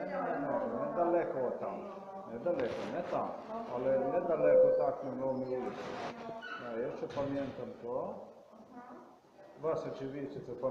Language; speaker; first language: Polish; non-native, learner; Czech